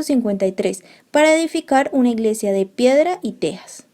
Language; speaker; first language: Spanish; native; Spanish